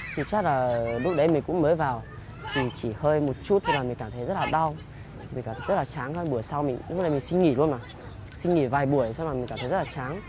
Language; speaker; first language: Vietnamese; non-native, local second language; Hmong